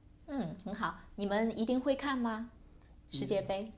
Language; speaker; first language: Chinese; native; Chinese